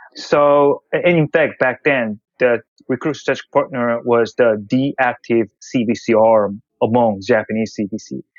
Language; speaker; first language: English; non-native, fluent; Korean